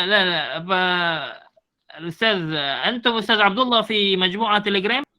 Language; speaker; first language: Arabic; non-native, fluent; Malay